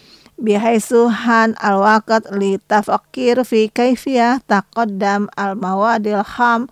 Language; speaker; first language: Arabic; non-native, fluent; Indonesian